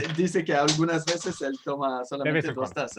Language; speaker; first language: Spanish; non-native, fluent; French